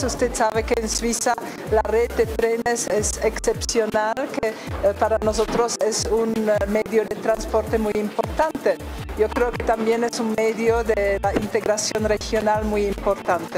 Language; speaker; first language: Spanish; non-native, fluent; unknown